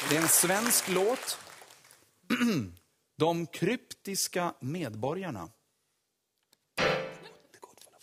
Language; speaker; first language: Swedish; native; Swedish